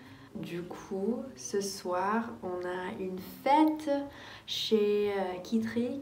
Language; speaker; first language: French; non-native, fluent; English